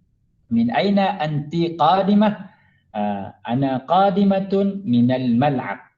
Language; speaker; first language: Arabic; non-native, fluent; Malay